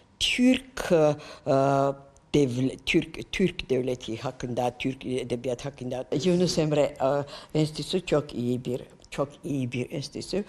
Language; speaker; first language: Turkish; non-native, learner; Georgian